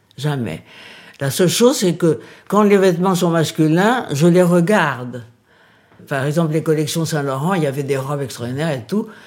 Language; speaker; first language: French; early bilingual, other home language; Portuguese